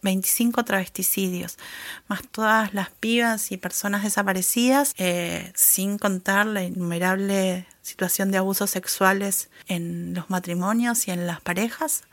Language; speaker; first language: Spanish; native; Spanish